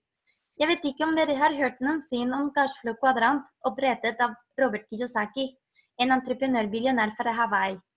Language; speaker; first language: Norwegian; non-native, fluent; Spanish